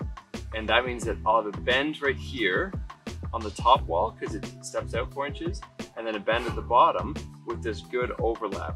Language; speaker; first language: English; native; English